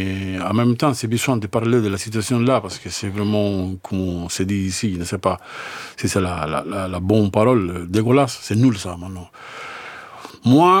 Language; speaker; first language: French; non-native, learner; Spanish